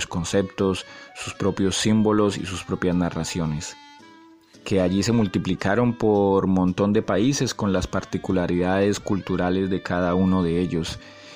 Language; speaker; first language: Spanish; native; Spanish